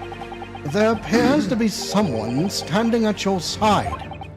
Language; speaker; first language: English; native; English